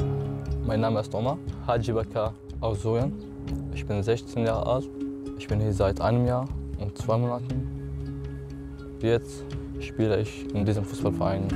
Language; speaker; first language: German; non-native, learner; Arabic